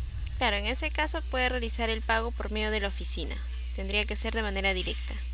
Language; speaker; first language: Spanish; native; Spanish